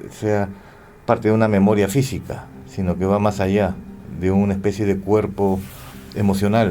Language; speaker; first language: Spanish; native; Spanish